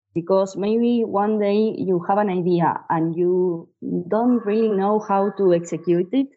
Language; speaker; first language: English; non-native, fluent; Spanish